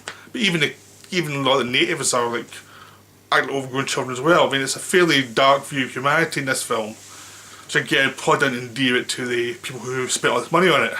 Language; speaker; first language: English; native; English